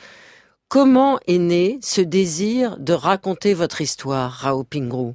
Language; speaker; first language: French; native; French